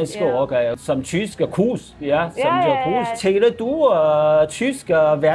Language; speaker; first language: Danish; non-native, learner; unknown